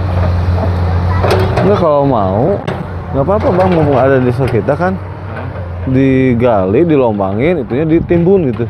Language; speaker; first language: Indonesian; non-native, local second language; Sundanese